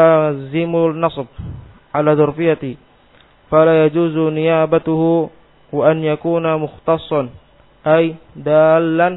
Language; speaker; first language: Arabic; non-native, learner; Indonesian